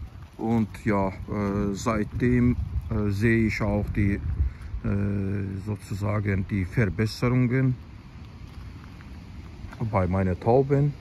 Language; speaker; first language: German; non-native, fluent; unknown